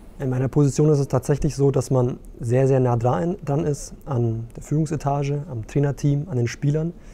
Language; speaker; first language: German; early bilingual, other home language; Romanian